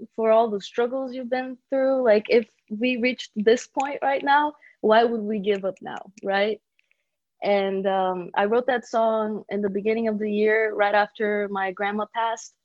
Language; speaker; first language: English; early bilingual, other home language; Bulgarian